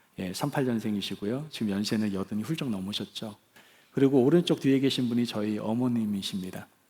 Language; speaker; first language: Korean; native; Korean